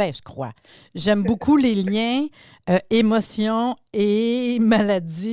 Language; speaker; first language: French; native; French